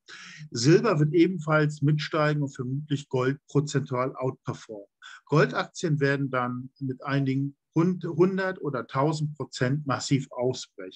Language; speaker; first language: German; native; German